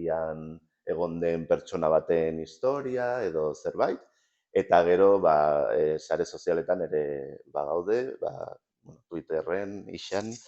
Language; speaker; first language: Basque; non-native, local second language; Spanish